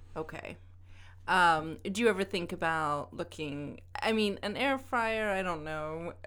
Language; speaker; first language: English; native; English